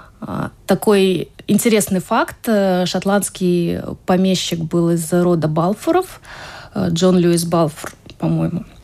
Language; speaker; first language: Russian; native; Russian